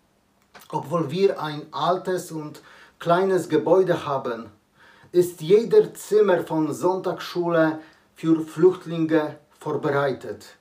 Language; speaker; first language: German; non-native, learner; Polish